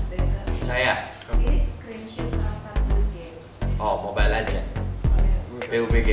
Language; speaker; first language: Indonesian; native; Indonesian